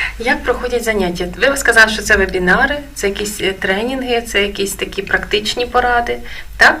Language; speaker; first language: Ukrainian; native; Ukrainian